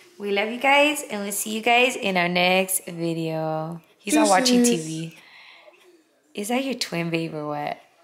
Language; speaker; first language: English; early bilingual, other home language; Spanish